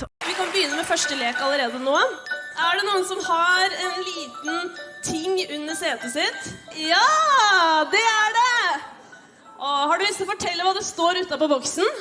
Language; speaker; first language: Norwegian; native; Norwegian